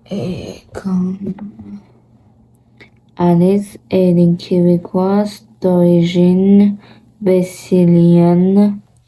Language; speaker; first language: French; non-native, learner; Portuguese